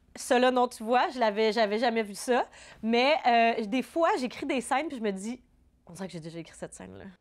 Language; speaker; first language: French; native; French